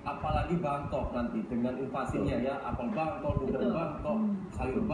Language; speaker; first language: Indonesian; native; Indonesian